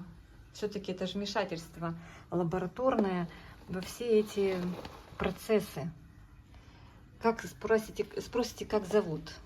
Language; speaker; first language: Russian; native; Russian